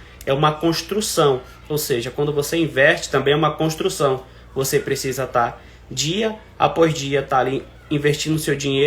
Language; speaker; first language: Portuguese; native; Portuguese